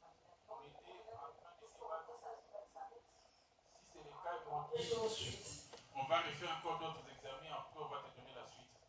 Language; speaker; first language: French; non-native, local second language; Lingala